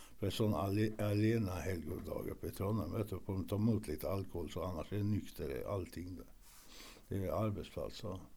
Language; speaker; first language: Swedish; early bilingual, other home language; Norwegian